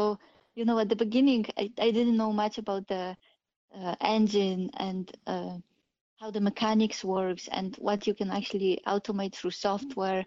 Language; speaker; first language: English; non-native, fluent; Polish